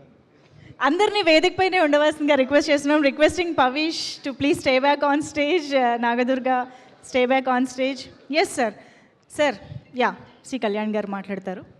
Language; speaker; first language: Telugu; native; Telugu